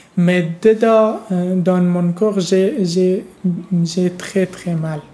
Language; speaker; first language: French; non-native, learner; Persian